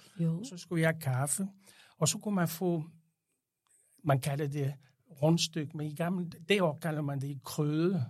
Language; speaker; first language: Danish; non-native, fluent; French